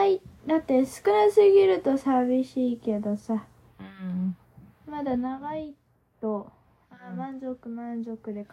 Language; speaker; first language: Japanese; non-native, fluent; Korean